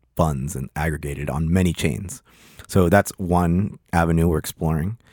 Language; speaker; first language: English; native; English